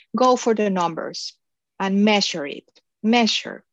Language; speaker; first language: English; non-native, fluent; Spanish